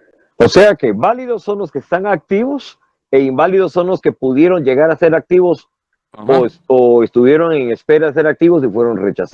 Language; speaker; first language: Spanish; native; Spanish